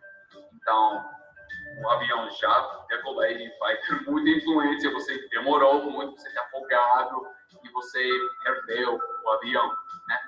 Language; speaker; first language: Portuguese; non-native, fluent; English